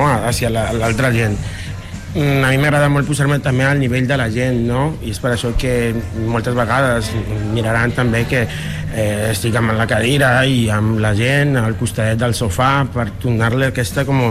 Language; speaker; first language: Catalan; non-native, fluent; Spanish